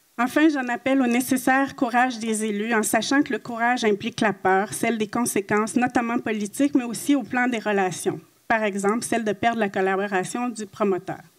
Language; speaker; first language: French; native; French